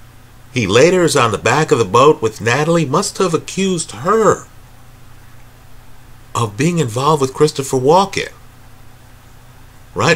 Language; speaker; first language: English; native; English